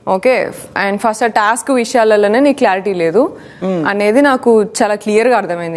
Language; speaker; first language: Telugu; native; Telugu